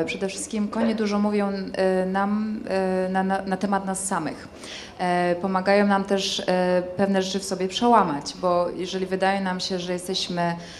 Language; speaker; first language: Polish; native; Polish